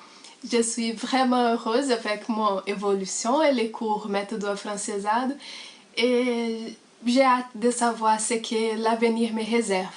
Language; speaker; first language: French; non-native, learner; Portuguese